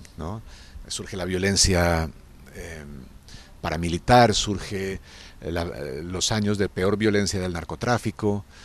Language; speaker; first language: Spanish; native; Spanish